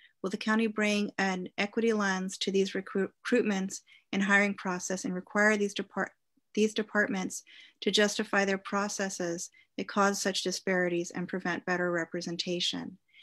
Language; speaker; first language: English; native; English